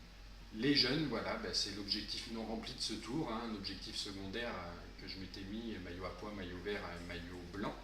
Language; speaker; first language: French; native; French